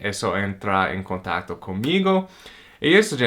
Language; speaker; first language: Portuguese; non-native, fluent; English